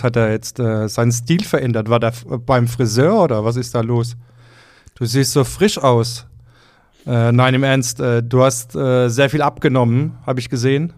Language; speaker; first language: German; native; German